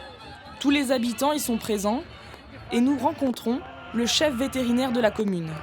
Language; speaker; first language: French; native; French